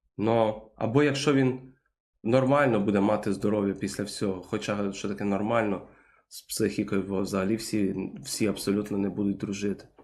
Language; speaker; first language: Ukrainian; native; Ukrainian